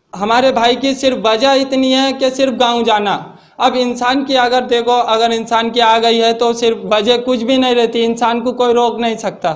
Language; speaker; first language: Hindi; native; Hindi